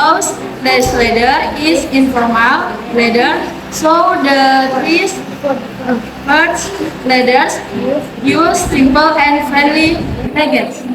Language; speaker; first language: English; non-native, learner; Indonesian